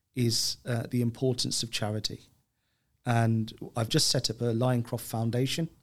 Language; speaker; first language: English; native; English